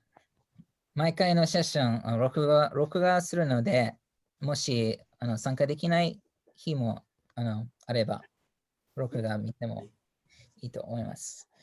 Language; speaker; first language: Japanese; non-native, fluent; English